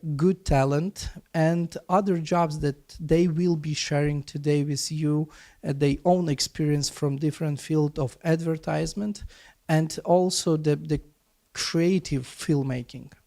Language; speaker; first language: English; non-native, fluent; Ukrainian